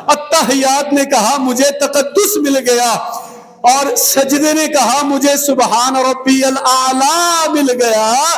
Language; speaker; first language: Urdu; non-native, local second language; Punjabi